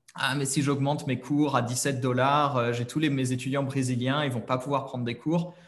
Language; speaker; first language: French; native; French